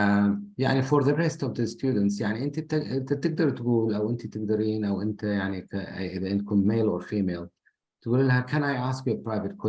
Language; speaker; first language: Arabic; native; Arabic